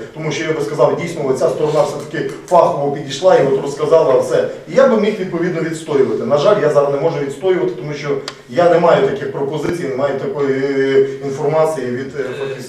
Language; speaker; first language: Ukrainian; native; Ukrainian